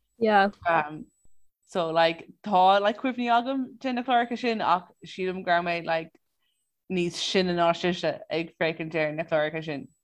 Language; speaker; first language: Irish; non-native, local second language; English